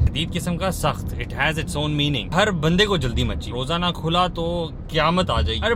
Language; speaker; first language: English; non-native, local second language; Urdu